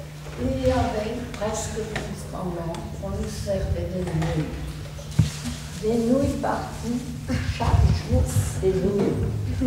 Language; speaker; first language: French; non-native, fluent; Czech